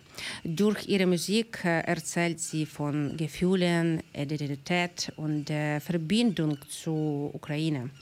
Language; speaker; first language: German; non-native, learner; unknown